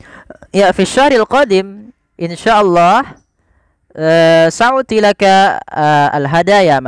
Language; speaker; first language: Arabic; non-native, fluent; Indonesian